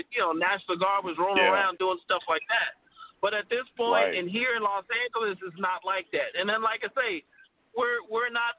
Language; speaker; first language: English; native; English